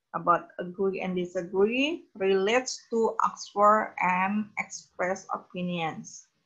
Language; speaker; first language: English; non-native, fluent; Indonesian